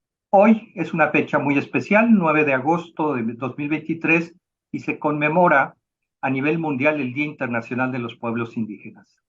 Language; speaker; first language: Spanish; native; Spanish